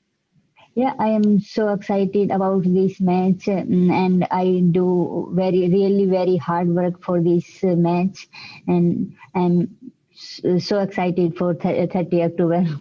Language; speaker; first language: English; non-native, learner; Hindi